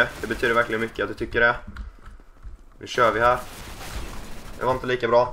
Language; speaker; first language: Swedish; native; Swedish